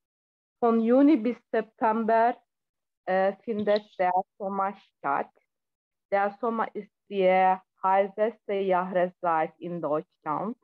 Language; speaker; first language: German; non-native, learner; Turkish